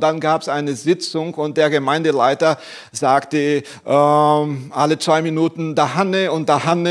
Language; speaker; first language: German; non-native, fluent; Portuguese